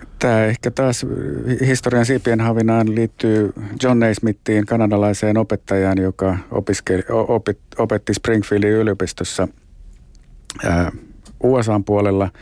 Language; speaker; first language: Finnish; native; Finnish